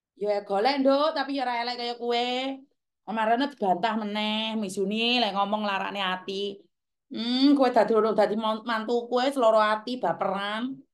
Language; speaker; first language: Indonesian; non-native, local second language; Javanese